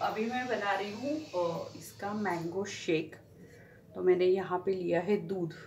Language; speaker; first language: Hindi; non-native, local second language; Marathi